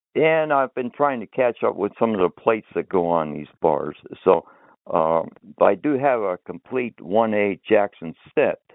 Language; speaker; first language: English; early bilingual, other home language; Finnish